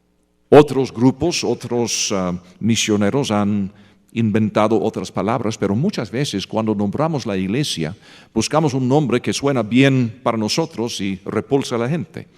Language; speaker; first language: Spanish; non-native, fluent; English